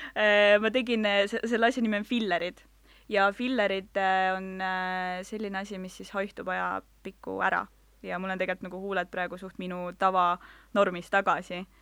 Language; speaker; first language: Estonian; non-native, local second language; Russian